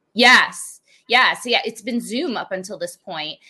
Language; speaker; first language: English; native; English